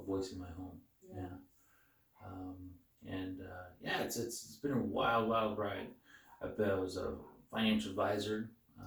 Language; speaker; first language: English; native; English